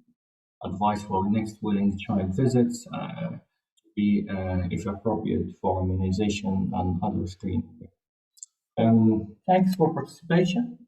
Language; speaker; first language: English; non-native, fluent; Arabic